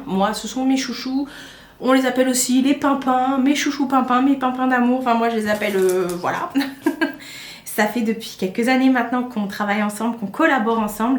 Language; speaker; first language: French; native; French